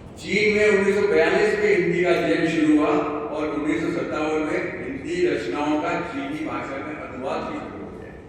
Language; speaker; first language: Hindi; native; Hindi